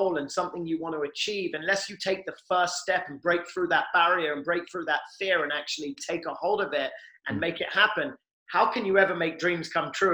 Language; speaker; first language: English; native; English